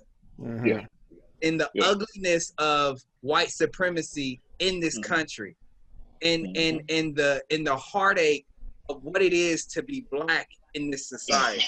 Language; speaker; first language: English; native; English